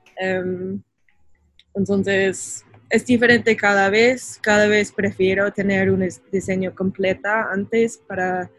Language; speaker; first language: Spanish; non-native, learner; English